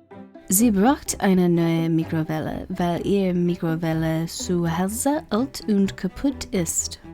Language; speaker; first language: German; non-native, fluent; English